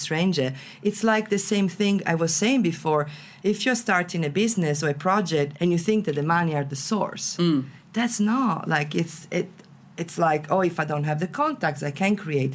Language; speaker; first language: English; non-native, fluent; Italian